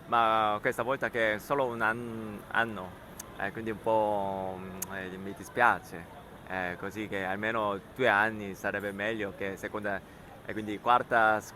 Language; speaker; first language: Italian; non-native, learner; Korean